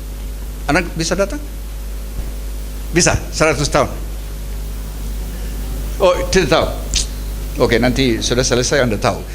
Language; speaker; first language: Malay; non-native, learner; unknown